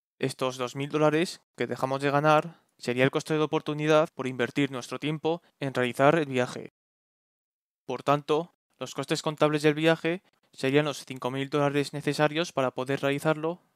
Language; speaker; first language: Spanish; native; Spanish